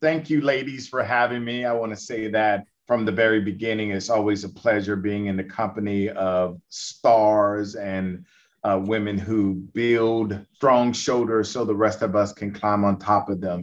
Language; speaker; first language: English; native; English